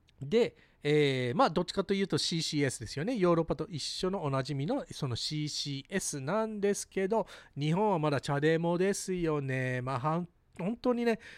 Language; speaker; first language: Japanese; early bilingual, heritage; Japanese